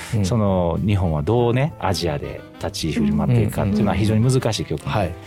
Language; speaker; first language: Japanese; native; Japanese